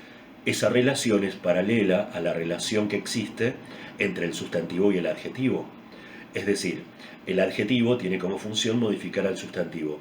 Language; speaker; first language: Spanish; native; Spanish